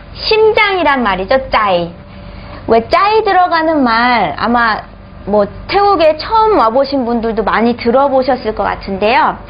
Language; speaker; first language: Korean; native; Korean